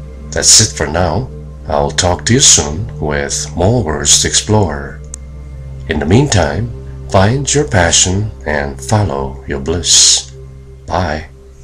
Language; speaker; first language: English; non-native, fluent; Korean